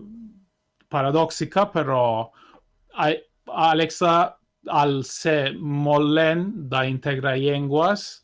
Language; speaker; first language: Catalan; non-native, fluent; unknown